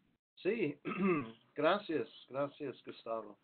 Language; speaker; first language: Spanish; non-native, learner; English